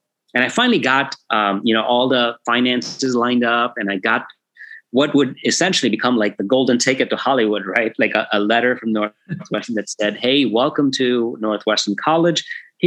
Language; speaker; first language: English; non-native, local second language; Tamil